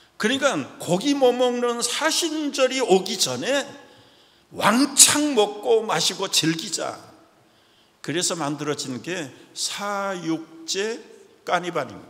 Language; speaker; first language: Korean; native; Korean